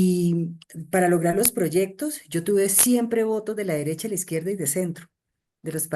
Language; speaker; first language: Spanish; native; Spanish